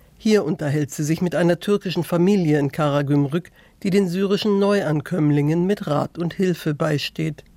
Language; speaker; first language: German; native; German